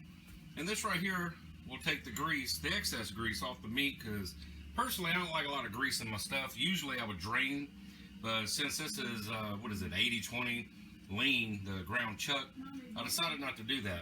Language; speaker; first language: English; native; English